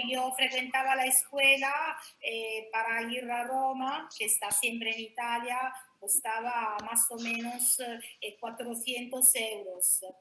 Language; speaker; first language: Spanish; non-native, fluent; Italian